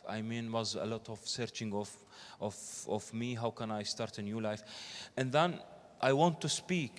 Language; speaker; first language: English; non-native, learner; Arabic